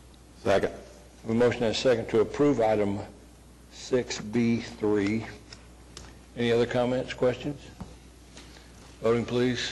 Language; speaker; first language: English; native; English